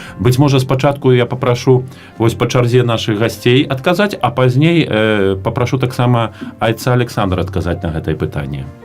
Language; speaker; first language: Belarusian; native; Belarusian